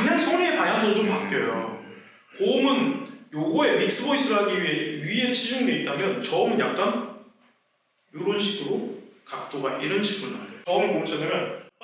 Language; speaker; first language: Korean; native; Korean